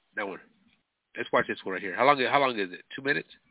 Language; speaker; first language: English; early bilingual, other home language; Spanish